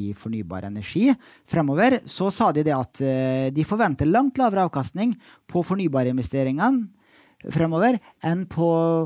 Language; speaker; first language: Norwegian; native; Norwegian